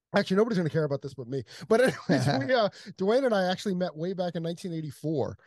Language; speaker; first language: English; native; English